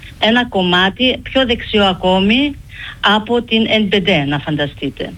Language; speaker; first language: Greek; early bilingual, heritage; Greek